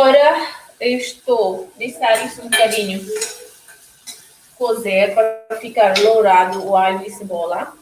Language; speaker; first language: Portuguese; non-native, local second language; Tetum